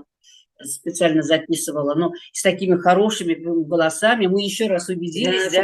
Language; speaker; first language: Russian; native; Russian